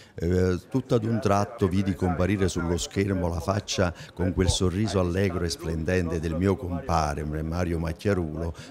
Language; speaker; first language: Italian; native; Italian